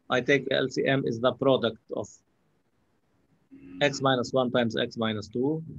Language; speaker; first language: English; non-native, local second language; Arabic